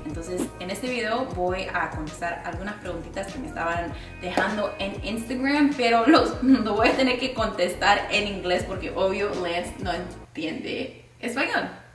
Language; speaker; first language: Spanish; early bilingual, heritage; Spanish